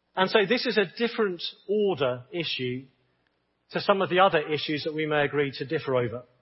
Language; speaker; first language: English; native; English